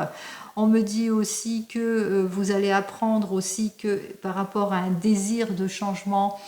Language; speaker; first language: French; native; French